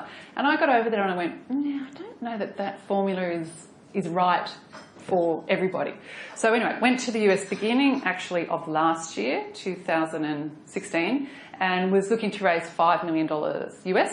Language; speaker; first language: English; native; English